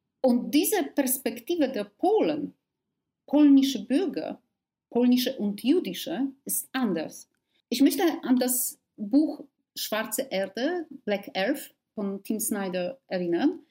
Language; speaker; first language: German; non-native, fluent; Polish